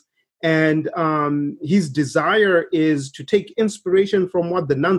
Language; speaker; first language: English; non-native, local second language; Shona